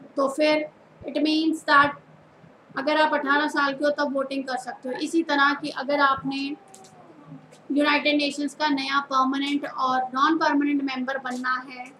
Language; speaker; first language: Hindi; non-native, local second language; Punjabi